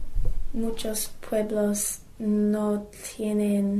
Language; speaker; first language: Spanish; non-native, learner; English